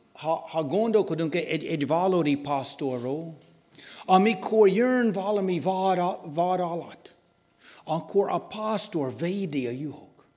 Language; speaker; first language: Hungarian; non-native, learner; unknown